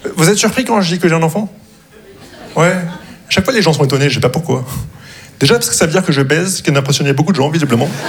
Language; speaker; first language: French; non-native, local second language; Arabic